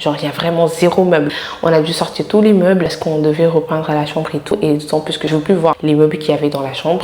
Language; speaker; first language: French; non-native, local second language; Wolof